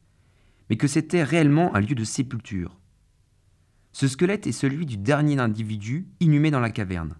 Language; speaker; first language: French; native; French